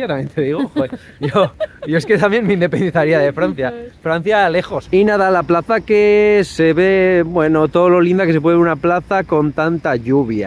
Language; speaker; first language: Spanish; native; Spanish